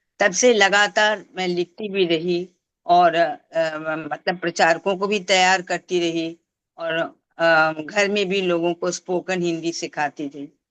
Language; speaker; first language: Hindi; non-native, local second language; Tamil